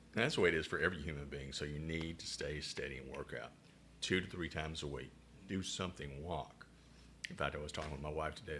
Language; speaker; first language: English; native; English